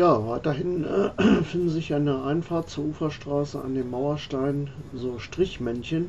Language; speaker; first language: German; native; German